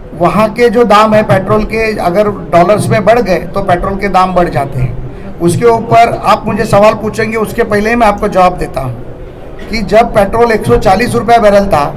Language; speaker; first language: Hindi; non-native, local second language; Marathi